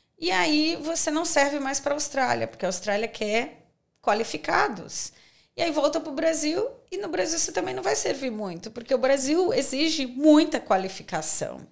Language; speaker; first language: Portuguese; native; Portuguese